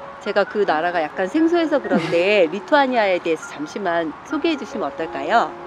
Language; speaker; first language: Korean; native; Korean